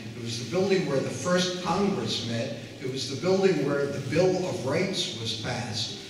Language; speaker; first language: English; native; English